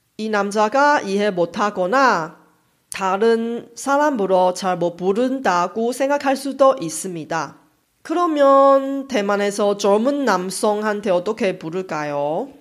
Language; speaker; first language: Korean; non-native, fluent; Chinese